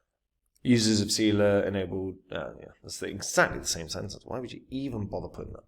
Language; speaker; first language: English; native; English